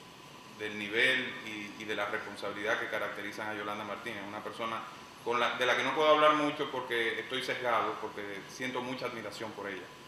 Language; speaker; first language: Spanish; native; Spanish